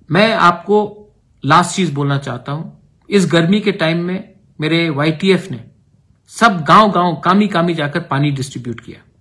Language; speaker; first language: Hindi; non-native, local second language; Kok Borok